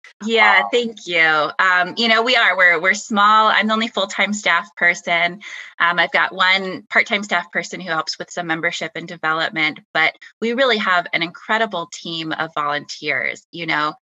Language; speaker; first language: English; native; English